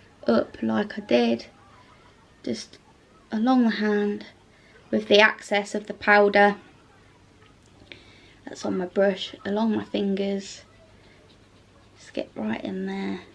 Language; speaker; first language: English; native; English